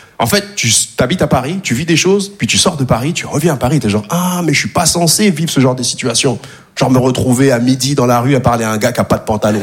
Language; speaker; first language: French; native; French